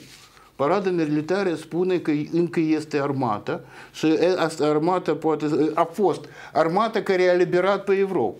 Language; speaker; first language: Romanian; non-native, local second language; Russian